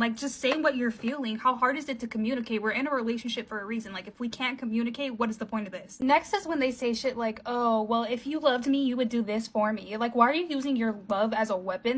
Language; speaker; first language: English; native; English